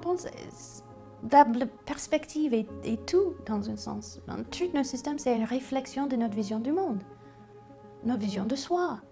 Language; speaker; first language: French; non-native, fluent; English